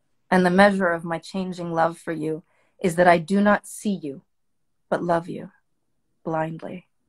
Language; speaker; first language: English; early bilingual, other home language; French